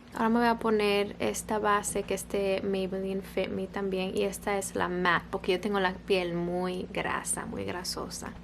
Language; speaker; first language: Spanish; early bilingual, heritage; Spanish